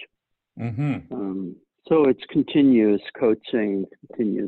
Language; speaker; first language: English; non-native, fluent; Swiss German